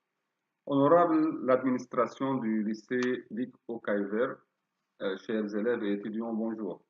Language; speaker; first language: French; non-native, fluent; Arabic